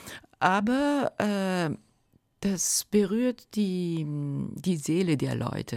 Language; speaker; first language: German; non-native, fluent; Japanese